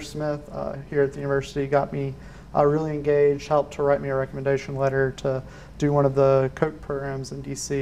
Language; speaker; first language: English; native; English